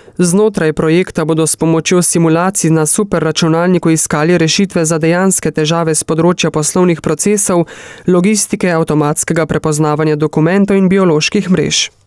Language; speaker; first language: Slovenian; native; Slovenian